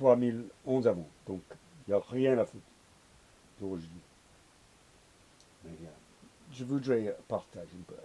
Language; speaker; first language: French; non-native, learner; English